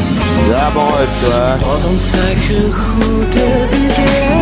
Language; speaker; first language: Mongolian; native; Mongolian